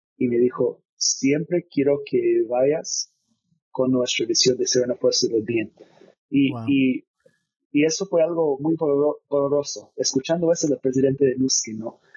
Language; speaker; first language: Spanish; non-native, fluent; English